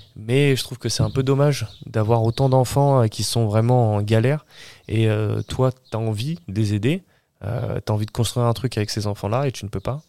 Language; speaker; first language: French; early bilingual, other home language; Portuguese